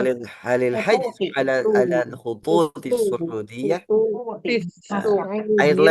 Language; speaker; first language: Arabic; non-native, fluent; Indonesian